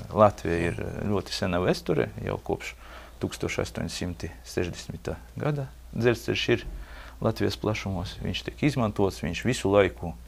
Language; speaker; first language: Latvian; non-native, local second language; Russian